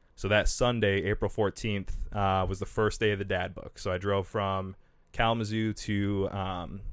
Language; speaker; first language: English; native; English